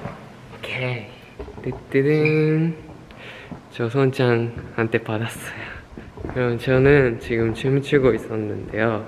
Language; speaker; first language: Korean; non-native, fluent; Japanese